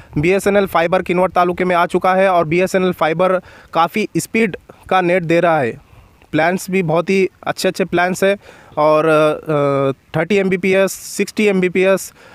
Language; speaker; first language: Hindi; non-native, local second language; Marathi